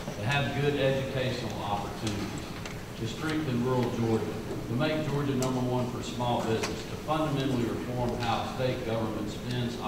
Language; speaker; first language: English; native; English